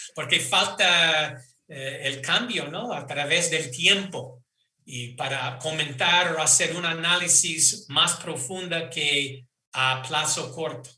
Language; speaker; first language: Spanish; non-native, fluent; English